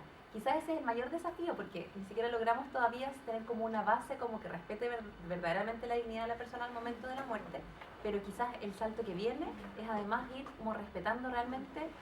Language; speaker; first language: Spanish; native; Spanish